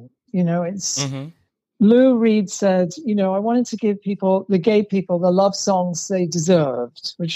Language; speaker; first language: English; native; English